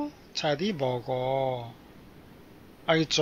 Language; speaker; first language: Korean; native; Korean